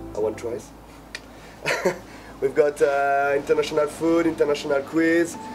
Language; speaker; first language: English; non-native, learner; French